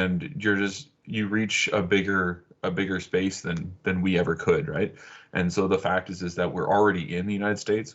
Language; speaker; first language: English; native; English